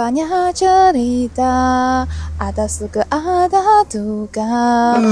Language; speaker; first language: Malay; non-native, fluent; Chinese